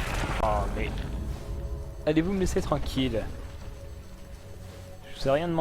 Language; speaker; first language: French; native; French